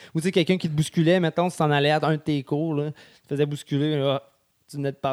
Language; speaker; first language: French; native; French